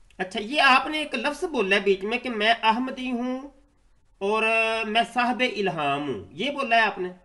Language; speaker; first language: Urdu; native; Urdu